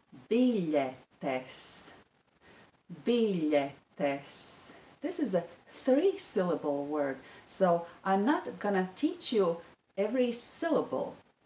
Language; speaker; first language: English; non-native, fluent; Latvian